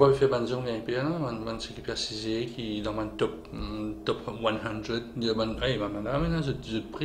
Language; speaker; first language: French; non-native, local second language; Morisyen